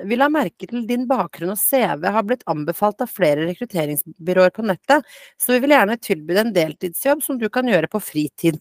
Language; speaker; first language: Norwegian; early bilingual, other home language; Bosnian